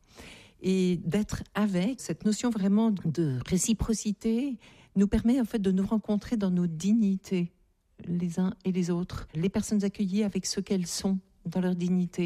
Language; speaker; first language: French; native; French